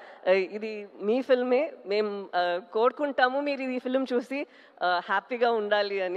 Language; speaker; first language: Telugu; non-native, local second language; Tamil